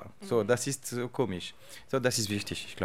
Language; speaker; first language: German; non-native, learner; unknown